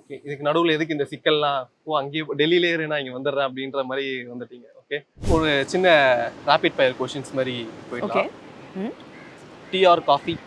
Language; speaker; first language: Tamil; native; Tamil